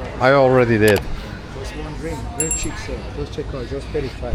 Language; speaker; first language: English; non-native, learner; Turkish